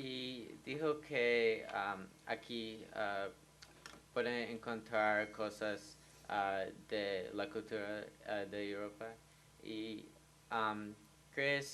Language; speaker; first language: Spanish; non-native, learner; English